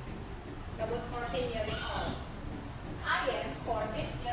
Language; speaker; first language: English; non-native, fluent; Indonesian